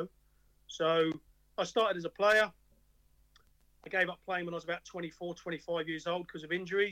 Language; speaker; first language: English; native; English